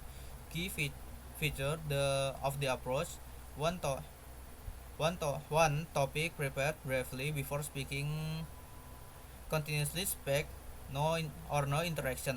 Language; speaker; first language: English; non-native, learner; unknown